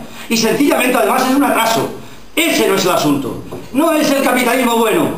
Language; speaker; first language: Spanish; native; Spanish